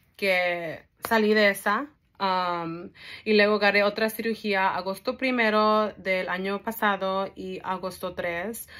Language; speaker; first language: Spanish; early bilingual, heritage; Spanish